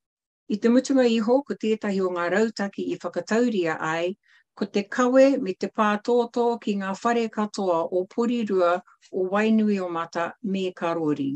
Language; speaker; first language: Māori; non-native, local second language; English